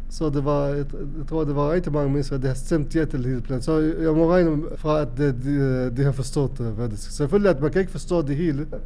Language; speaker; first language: Danish; non-native, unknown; Arabic